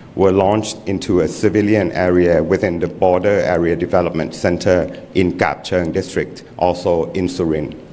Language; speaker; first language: English; non-native, fluent; Thai